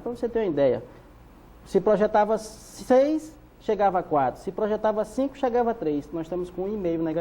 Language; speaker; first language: Portuguese; native; Portuguese